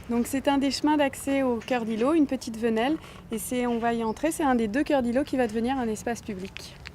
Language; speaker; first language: French; native; French